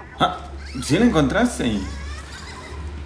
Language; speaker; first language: Spanish; native; Spanish